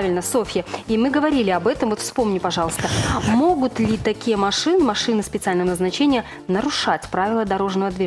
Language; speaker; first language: Russian; native; Russian